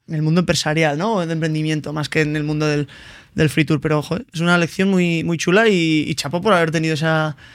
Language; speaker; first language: Spanish; native; Spanish